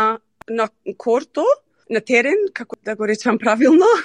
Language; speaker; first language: Macedonian; early bilingual, heritage; Macedonian